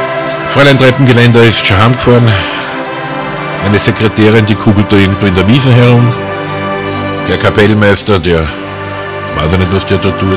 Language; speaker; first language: German; native; German